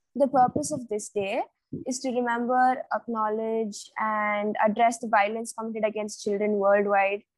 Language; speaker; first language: English; non-native, local second language; Tamil